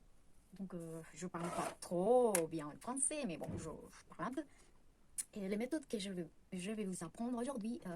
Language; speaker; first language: French; non-native, fluent; Spanish